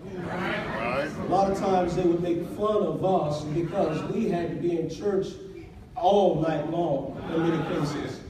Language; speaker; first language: English; native; English